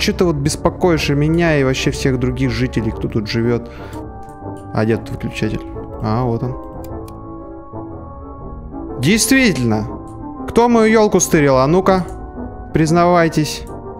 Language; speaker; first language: Russian; native; Russian